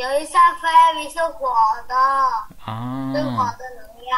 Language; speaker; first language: Chinese; early bilingual, heritage; Chinese